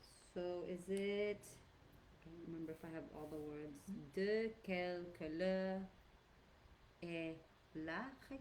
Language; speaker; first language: French; non-native, learner; English